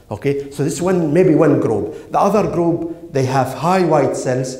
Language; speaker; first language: English; non-native, fluent; Arabic